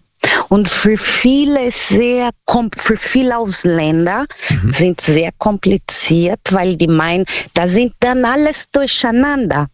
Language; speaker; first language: German; non-native, learner; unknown